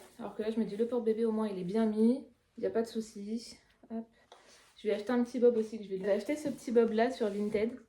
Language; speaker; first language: French; native; French